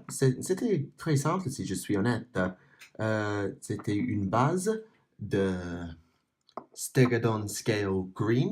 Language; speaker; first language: French; non-native, learner; English